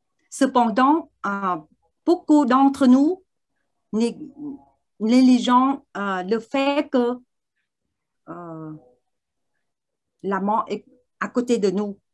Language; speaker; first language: French; non-native, learner; Vietnamese